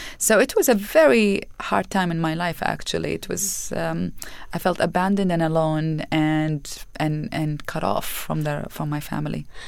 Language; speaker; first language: English; non-native, fluent; Arabic